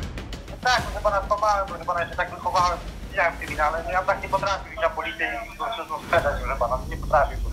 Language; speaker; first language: Polish; native; Polish